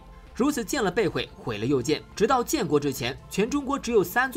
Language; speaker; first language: Chinese; native; Chinese